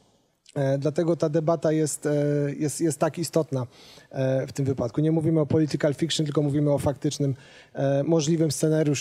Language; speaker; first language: Polish; native; Polish